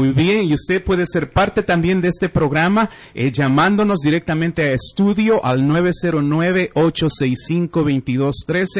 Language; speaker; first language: Spanish; native; Spanish